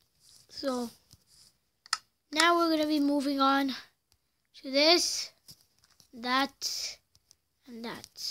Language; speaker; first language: English; native; English